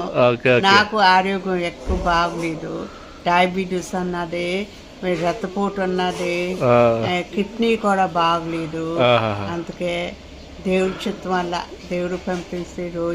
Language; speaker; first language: Telugu; early bilingual, heritage; Telugu